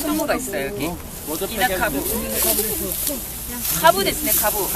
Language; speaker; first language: Korean; native; Korean